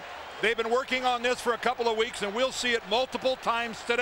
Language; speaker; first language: English; native; English